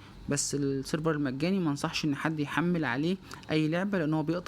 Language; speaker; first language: Arabic; native; Arabic